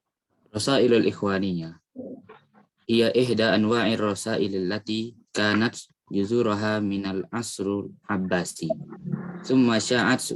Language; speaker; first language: Arabic; non-native, learner; Indonesian